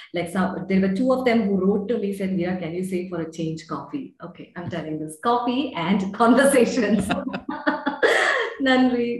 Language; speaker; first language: English; non-native, local second language; Tamil